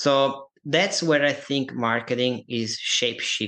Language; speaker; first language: English; non-native, fluent; Italian